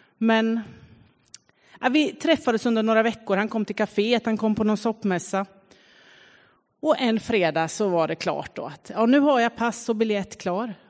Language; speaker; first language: Swedish; native; Swedish